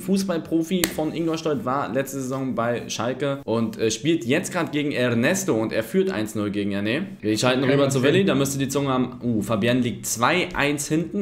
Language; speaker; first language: German; native; German